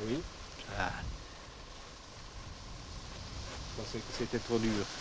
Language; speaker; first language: French; non-native, fluent; Dutch